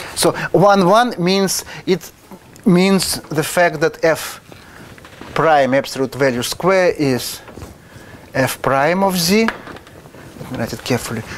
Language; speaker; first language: English; non-native, fluent; Russian